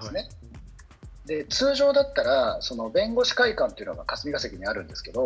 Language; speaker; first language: Japanese; native; Japanese